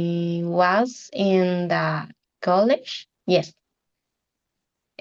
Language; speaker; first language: English; non-native, learner; Spanish